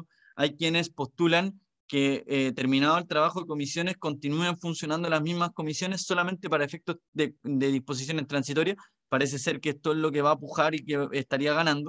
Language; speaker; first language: Spanish; native; Spanish